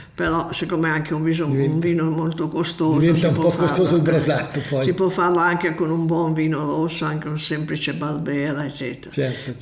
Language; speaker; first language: Italian; native; Italian